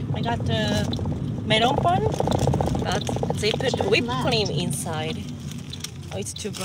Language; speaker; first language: English; non-native, learner; Japanese